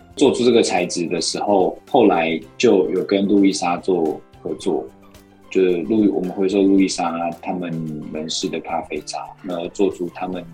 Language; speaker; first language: Chinese; native; Chinese